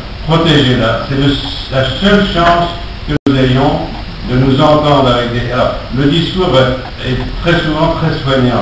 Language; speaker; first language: French; native; French